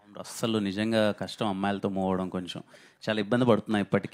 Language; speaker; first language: Telugu; native; Telugu